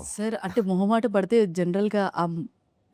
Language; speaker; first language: Telugu; native; Telugu